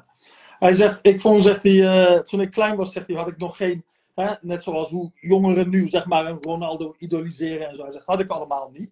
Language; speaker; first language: Dutch; early bilingual, other home language; Turkish